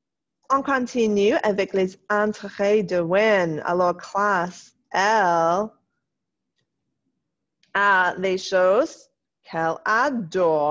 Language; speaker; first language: French; non-native, fluent; English